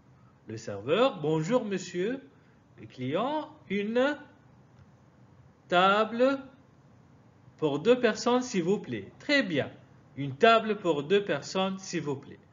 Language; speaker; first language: French; non-native, fluent; Arabic